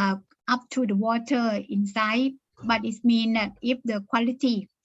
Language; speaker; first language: English; non-native, learner; Thai